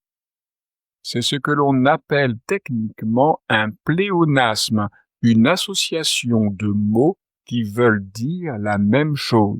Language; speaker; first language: French; native; French